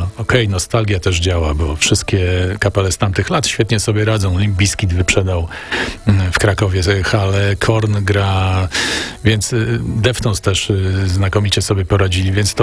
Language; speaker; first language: Polish; native; Polish